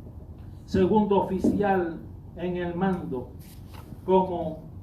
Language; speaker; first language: Spanish; native; Spanish